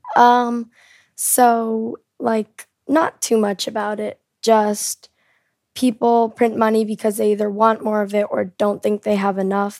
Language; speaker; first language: English; early bilingual, heritage; Korean